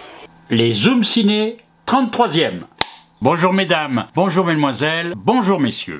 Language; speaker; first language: French; native; French